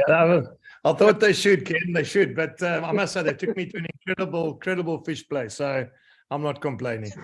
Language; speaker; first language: English; native; English